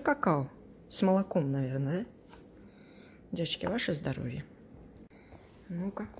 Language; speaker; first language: Russian; native; Russian